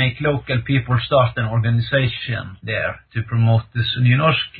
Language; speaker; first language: English; non-native, fluent; Norwegian